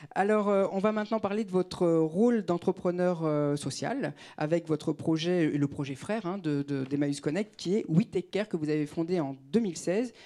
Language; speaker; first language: French; native; French